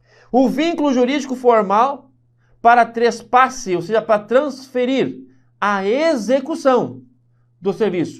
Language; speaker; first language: Portuguese; native; Portuguese